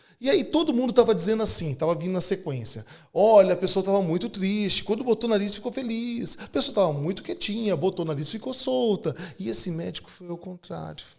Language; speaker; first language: Portuguese; native; Portuguese